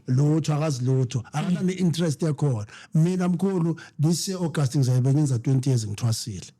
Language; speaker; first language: Zulu; non-native, local second language; Southern Sotho